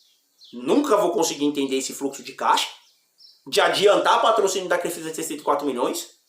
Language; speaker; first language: Portuguese; native; Portuguese